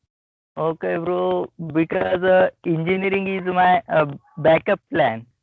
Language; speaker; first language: English; non-native, learner; Marathi